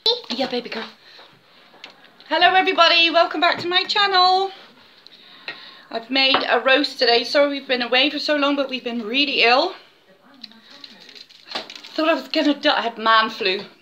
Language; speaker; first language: English; native; English